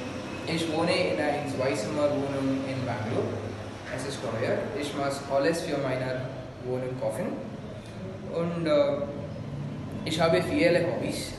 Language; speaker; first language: German; non-native, learner; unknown